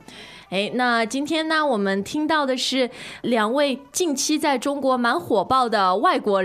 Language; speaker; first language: Chinese; native; Chinese